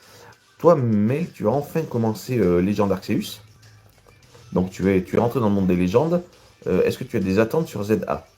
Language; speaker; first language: French; native; French